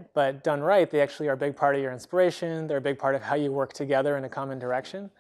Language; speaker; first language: English; native; English